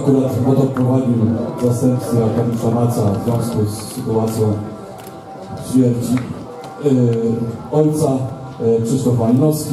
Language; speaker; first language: Polish; native; Polish